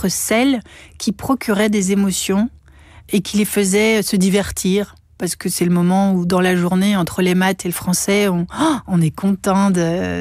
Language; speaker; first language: French; native; French